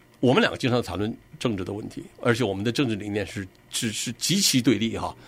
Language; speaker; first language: Chinese; native; Chinese